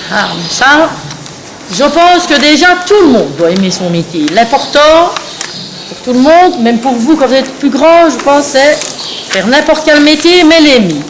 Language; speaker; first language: French; native; French